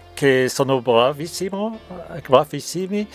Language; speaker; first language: Italian; non-native, learner; French